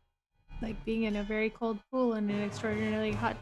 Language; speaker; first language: English; native; English